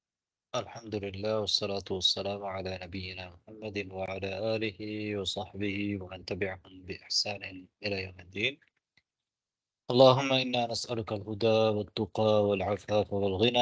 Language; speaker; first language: Arabic; non-native, fluent; Tamil